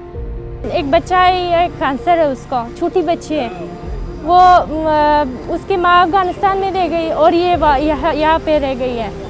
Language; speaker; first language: Hindi; non-native, fluent; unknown